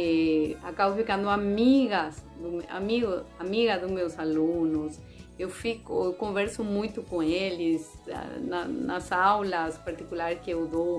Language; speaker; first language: Portuguese; non-native, fluent; Spanish